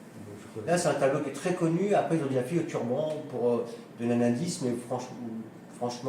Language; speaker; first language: French; native; French